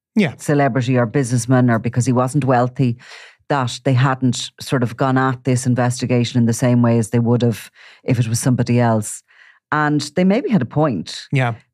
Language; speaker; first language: English; native; English